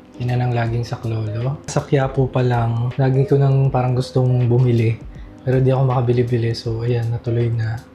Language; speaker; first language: Filipino; native; Filipino